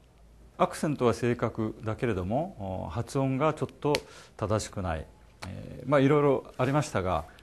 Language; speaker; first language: Japanese; non-native, fluent; Korean